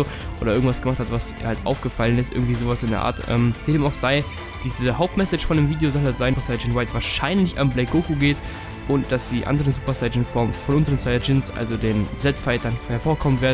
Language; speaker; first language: German; native; German